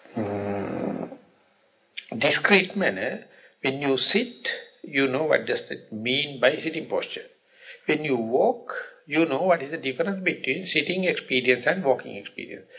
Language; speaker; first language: English; non-native, local second language; Sinhala